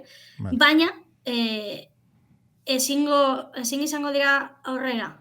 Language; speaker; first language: Basque; non-native, fluent; Catalan